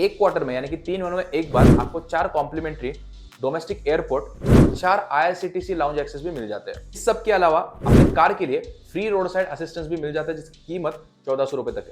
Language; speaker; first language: Hindi; native; Hindi